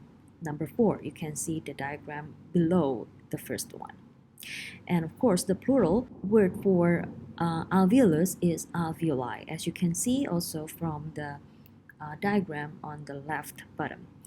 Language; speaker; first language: English; non-native, fluent; Indonesian